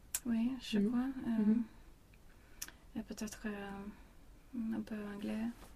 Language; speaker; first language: French; non-native, learner; Swedish